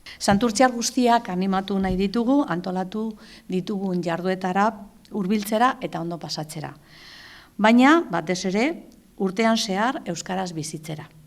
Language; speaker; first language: Basque; native; Basque